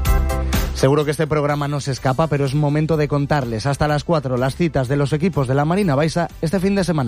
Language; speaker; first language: Spanish; native; Spanish